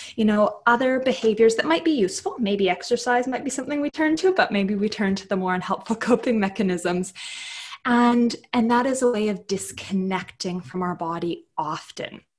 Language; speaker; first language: English; native; English